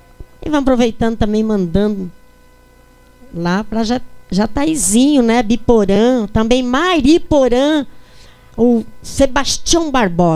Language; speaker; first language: Portuguese; native; Portuguese